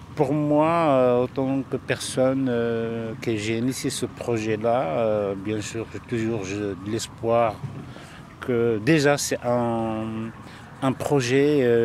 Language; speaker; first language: French; non-native, local second language; Arabic